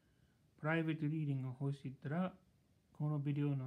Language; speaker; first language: Japanese; non-native, learner; English